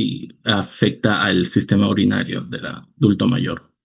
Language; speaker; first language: Spanish; native; Spanish